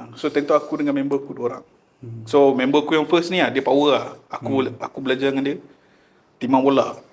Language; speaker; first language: Malay; native; Malay